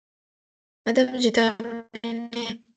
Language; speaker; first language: French; non-native, learner; Arabic